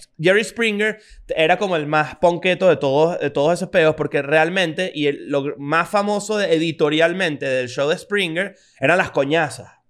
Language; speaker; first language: Spanish; native; Spanish